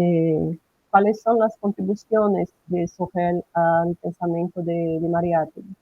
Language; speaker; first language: Spanish; non-native, learner; Portuguese